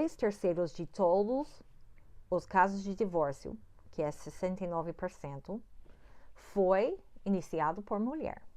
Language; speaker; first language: Portuguese; non-native, fluent; English